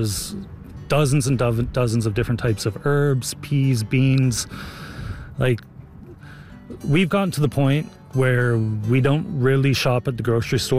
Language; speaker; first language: English; native; English